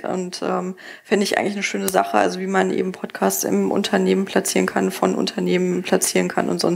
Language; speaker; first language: German; native; German